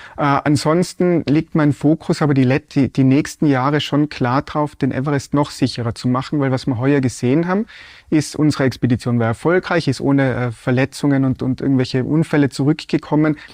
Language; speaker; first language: German; native; German